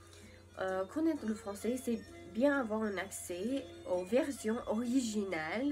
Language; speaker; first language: French; non-native, learner; English